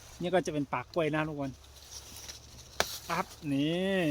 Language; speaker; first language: Thai; non-native, local second language; Shan